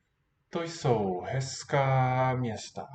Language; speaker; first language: Czech; non-native, learner; English